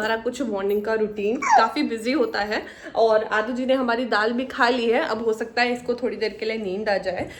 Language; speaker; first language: Hindi; native; Hindi